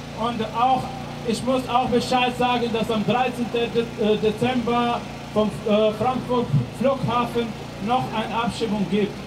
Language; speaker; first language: German; non-native, fluent; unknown